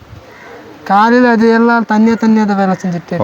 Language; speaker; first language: Tamil; non-native, local second language; Hindi